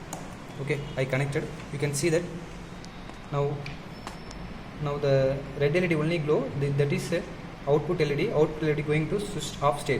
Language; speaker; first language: English; non-native, local second language; Tamil